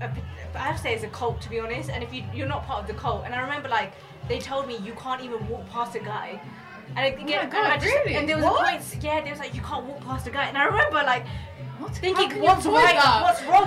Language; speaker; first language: English; native; English